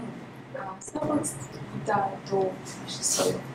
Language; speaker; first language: Korean; non-native, learner; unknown